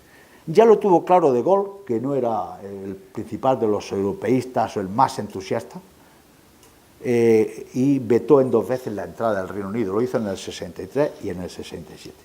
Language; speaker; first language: Spanish; native; Spanish